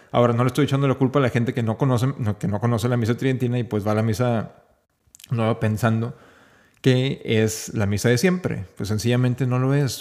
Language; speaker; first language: Spanish; native; Spanish